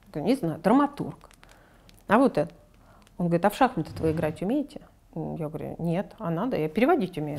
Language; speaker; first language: Russian; native; Russian